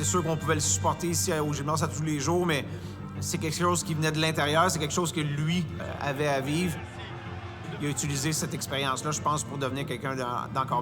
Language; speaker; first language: French; native; French